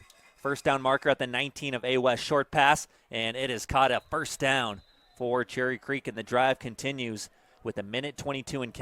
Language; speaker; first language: English; native; English